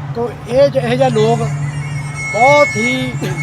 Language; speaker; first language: Punjabi; native; Punjabi